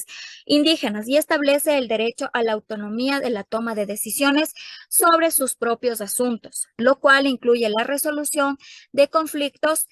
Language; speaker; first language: Spanish; native; Spanish